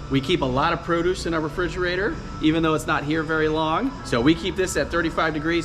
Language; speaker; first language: English; native; English